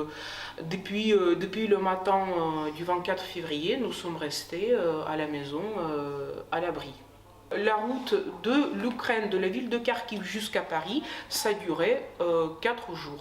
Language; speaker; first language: French; non-native, fluent; Ukrainian